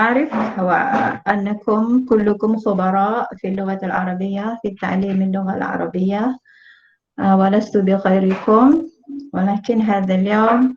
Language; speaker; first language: Arabic; non-native, fluent; Malay